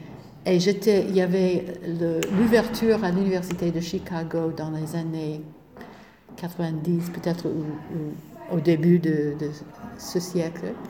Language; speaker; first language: French; non-native, fluent; English